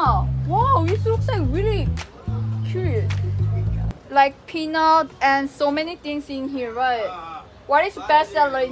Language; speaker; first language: English; non-native, learner; Korean